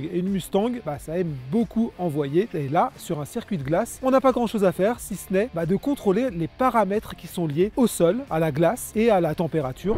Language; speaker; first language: French; native; French